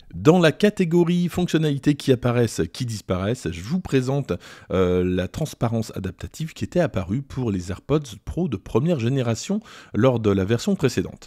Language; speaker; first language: French; native; French